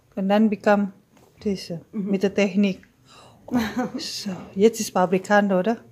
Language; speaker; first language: German; non-native, learner; Indonesian